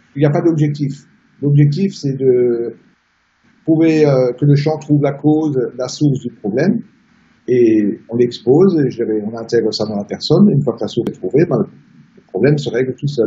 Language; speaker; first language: French; native; French